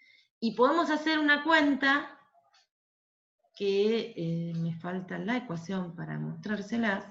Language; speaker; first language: Spanish; native; Spanish